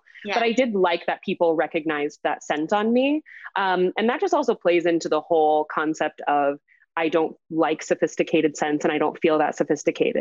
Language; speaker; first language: English; native; English